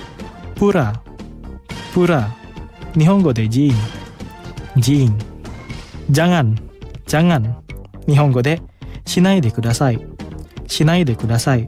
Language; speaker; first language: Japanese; non-native, fluent; Indonesian